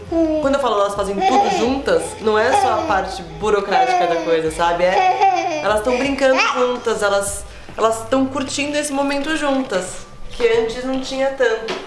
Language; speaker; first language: Portuguese; native; Portuguese